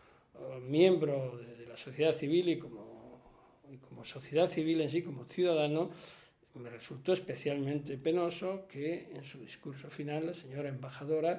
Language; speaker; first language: Spanish; native; Spanish